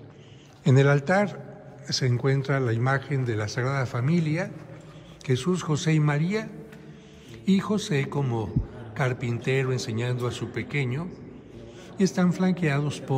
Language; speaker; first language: Spanish; native; Spanish